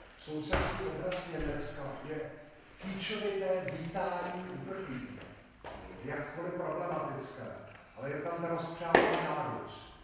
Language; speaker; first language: Czech; native; Czech